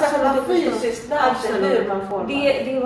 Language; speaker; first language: Swedish; native; Swedish